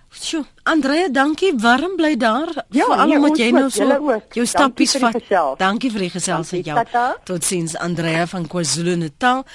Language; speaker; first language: Afrikaans; native; Afrikaans